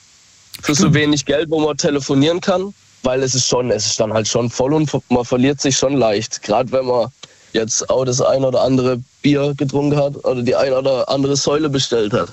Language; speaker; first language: German; native; German